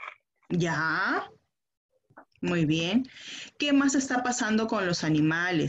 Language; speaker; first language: Spanish; native; Spanish